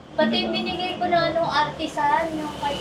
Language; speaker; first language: Filipino; native; Filipino